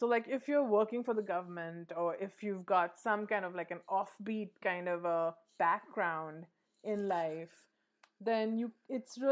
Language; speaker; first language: English; native; English